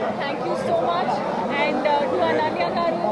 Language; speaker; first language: Telugu; non-native, learner; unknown